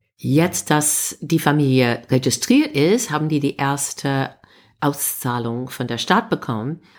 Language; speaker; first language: German; non-native, fluent; English